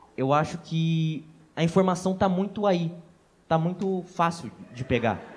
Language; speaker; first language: Portuguese; native; Portuguese